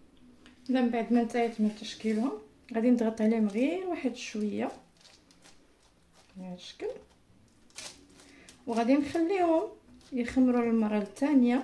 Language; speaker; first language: Arabic; native; Arabic